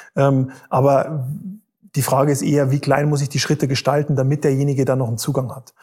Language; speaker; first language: German; native; German